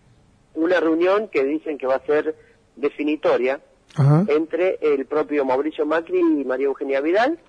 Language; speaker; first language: Spanish; native; Spanish